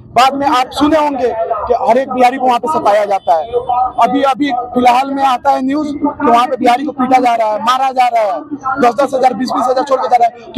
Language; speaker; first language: Hindi; native; Hindi